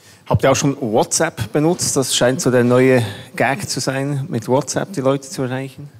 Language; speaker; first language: German; native; German